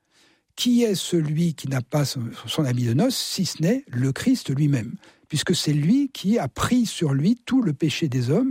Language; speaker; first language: French; native; French